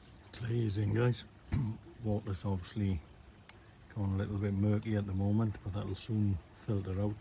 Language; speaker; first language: English; native; English